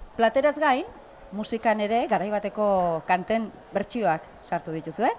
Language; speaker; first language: Basque; native; Basque